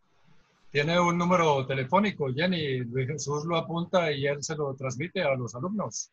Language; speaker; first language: Spanish; native; Spanish